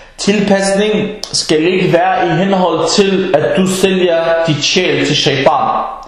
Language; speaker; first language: Danish; early bilingual, other home language; Arabic